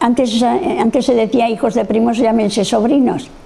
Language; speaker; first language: Spanish; non-native, local second language; Basque